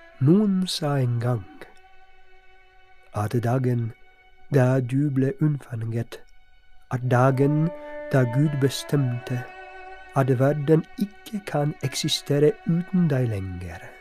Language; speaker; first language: Norwegian; non-native, fluent; Polish